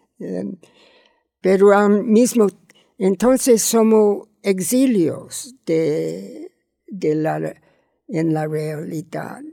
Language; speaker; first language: Spanish; non-native, learner; English